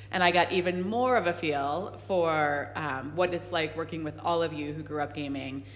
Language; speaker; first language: English; native; English